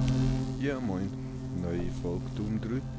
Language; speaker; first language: German; native; German